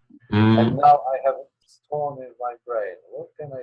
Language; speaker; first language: English; non-native, learner; Polish